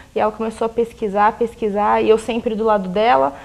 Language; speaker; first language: Portuguese; native; Portuguese